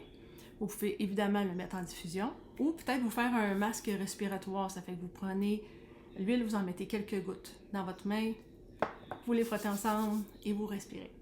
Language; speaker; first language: French; native; French